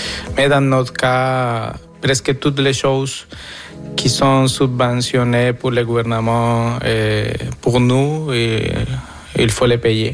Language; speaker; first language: French; non-native, fluent; Spanish